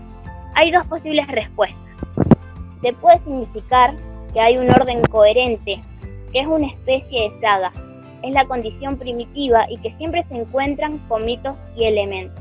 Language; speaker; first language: Spanish; native; Spanish